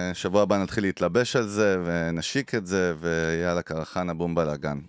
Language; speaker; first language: Hebrew; native; Hebrew